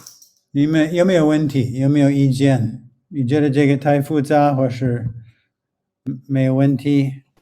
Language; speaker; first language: Chinese; non-native, fluent; English